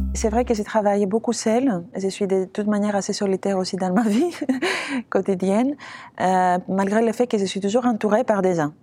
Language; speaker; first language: French; non-native, fluent; Greek